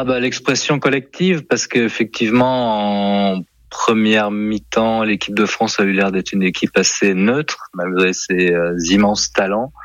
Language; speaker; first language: French; native; French